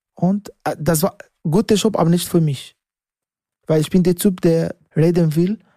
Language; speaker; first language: German; non-native, fluent; Arabic